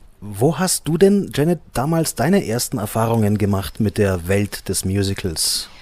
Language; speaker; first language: German; native; German